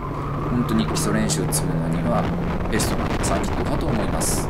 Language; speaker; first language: Japanese; native; Japanese